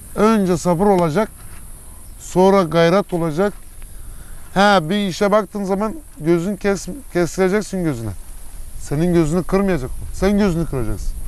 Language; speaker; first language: Turkish; early bilingual, heritage; Turkish